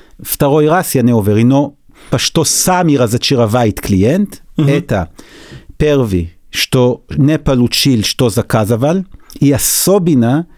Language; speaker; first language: Russian; non-native, learner; Hebrew